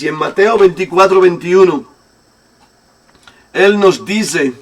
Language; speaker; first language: Spanish; native; Spanish